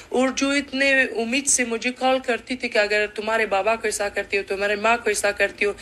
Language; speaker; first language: Hindi; non-native, learner; Persian